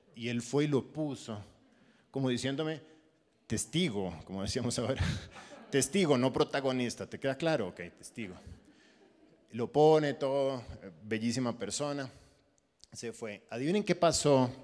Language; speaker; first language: Spanish; native; Spanish